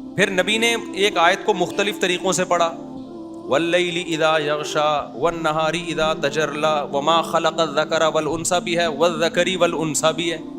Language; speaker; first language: Urdu; native; Urdu